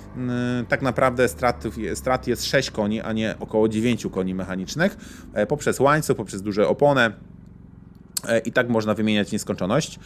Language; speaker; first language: Polish; native; Polish